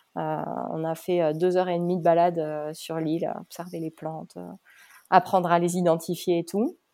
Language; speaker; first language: French; native; French